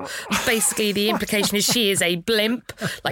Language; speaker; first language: English; native; English